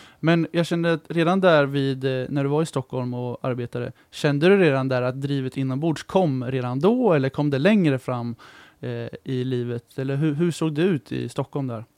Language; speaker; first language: Swedish; native; Swedish